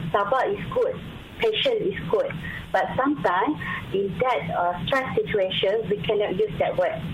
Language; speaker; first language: English; non-native, local second language; Malay